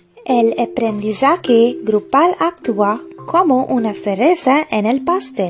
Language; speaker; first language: Spanish; non-native, learner; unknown